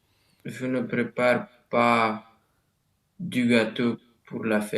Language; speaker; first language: French; non-native, learner; Romanian